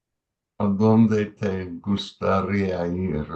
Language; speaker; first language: Spanish; non-native, learner; English